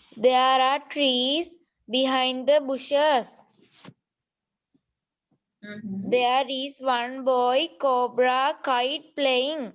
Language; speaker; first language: English; non-native, learner; Sinhala